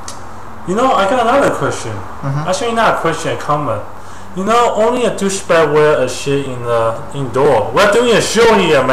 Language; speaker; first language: English; non-native, learner; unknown